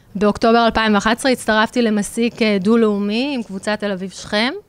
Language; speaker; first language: Hebrew; native; Hebrew